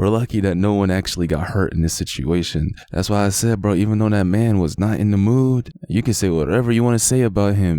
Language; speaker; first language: English; native; English